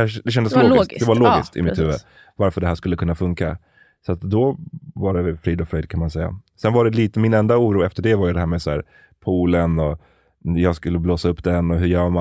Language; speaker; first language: Swedish; native; Swedish